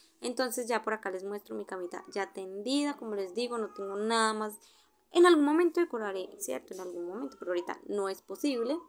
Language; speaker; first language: Spanish; native; Spanish